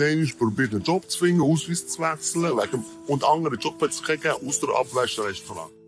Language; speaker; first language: German; non-native, learner; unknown